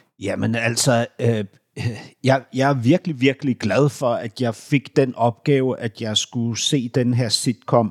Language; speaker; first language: Danish; native; Danish